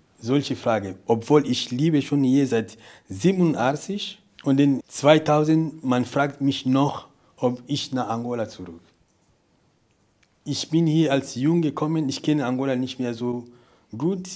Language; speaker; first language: German; non-native, fluent; Portuguese